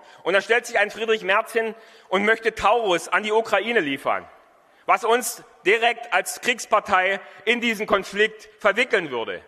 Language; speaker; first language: German; native; German